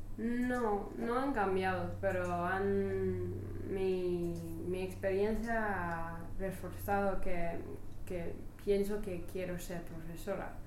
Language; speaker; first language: Spanish; non-native, learner; French